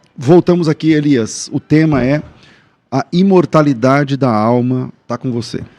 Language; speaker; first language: Portuguese; native; Portuguese